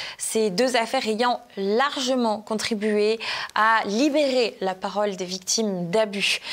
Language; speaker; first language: French; native; French